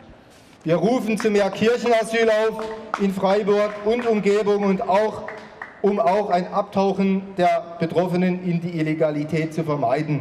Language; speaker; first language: German; native; German